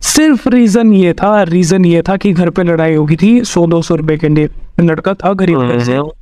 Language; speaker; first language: Hindi; native; Hindi